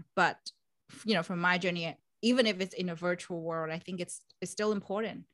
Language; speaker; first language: English; non-native, fluent; Vietnamese